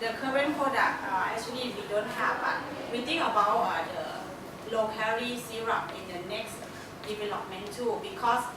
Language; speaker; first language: English; non-native, learner; Thai